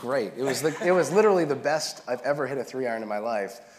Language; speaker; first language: English; native; English